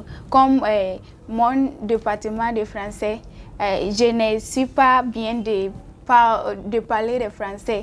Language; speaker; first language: French; non-native, learner; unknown